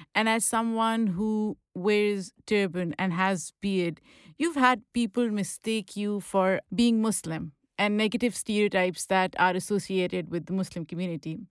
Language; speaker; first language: English; non-native, local second language; Pashto